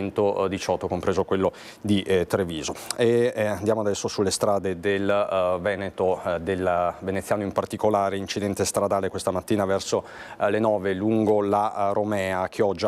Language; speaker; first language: Italian; native; Italian